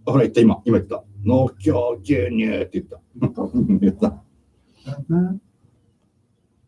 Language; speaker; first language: Japanese; native; Japanese